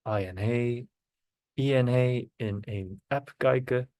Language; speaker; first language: Dutch; non-native, learner; Korean